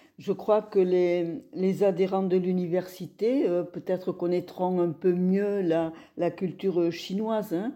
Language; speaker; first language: French; native; French